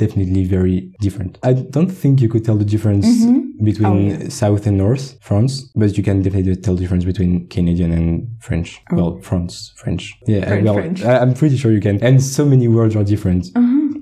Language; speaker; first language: English; non-native, fluent; French